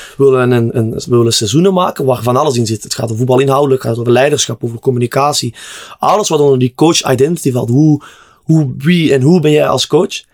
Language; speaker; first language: Dutch; native; Dutch